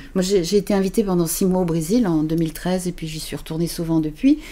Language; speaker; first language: French; native; French